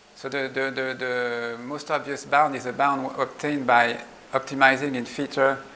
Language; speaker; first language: English; non-native, fluent; French